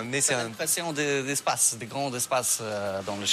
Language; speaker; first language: French; non-native, learner; Polish